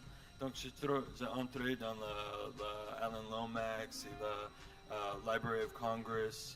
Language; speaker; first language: French; non-native, learner; English